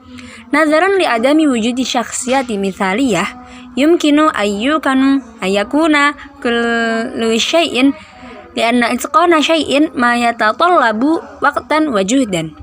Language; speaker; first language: Arabic; non-native, learner; Indonesian